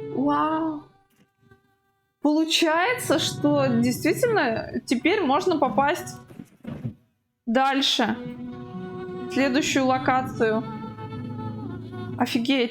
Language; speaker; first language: Russian; native; Russian